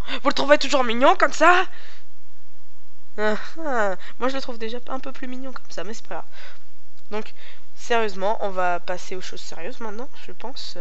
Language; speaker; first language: French; native; French